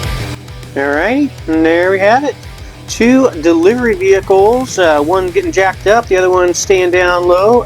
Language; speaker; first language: English; native; English